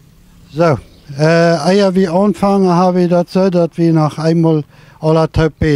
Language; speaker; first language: German; non-native, local second language; Plautdietsch